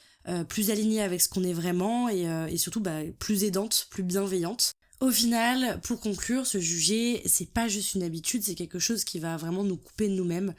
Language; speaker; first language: French; native; French